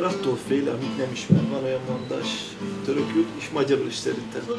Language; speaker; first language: Hungarian; non-native, fluent; Turkish